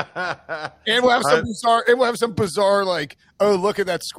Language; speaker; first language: English; native; English